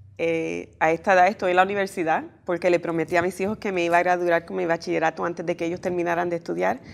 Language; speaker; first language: Spanish; early bilingual, heritage; Spanish